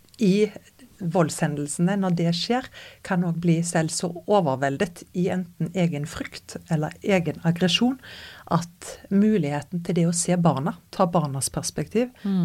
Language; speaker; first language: Norwegian; native; Norwegian